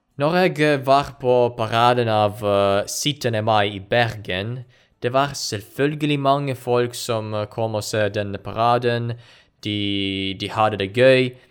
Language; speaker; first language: Norwegian; non-native, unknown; Ukrainian